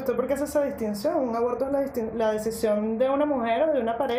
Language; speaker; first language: Spanish; native; Spanish